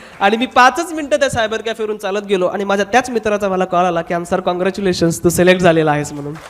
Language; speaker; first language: Marathi; non-native, local second language; Hindi